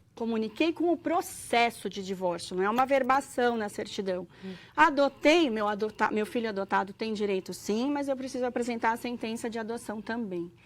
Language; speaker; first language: Portuguese; native; Portuguese